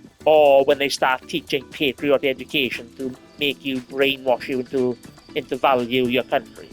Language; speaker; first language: English; native; English